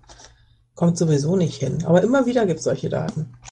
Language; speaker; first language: German; native; German